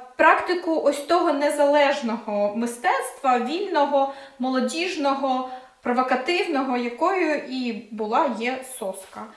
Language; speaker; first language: Ukrainian; non-native, local second language; Russian